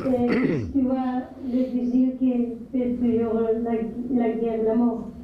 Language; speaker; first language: French; non-native, fluent; Spanish